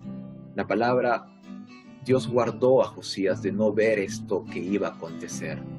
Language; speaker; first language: Spanish; native; Spanish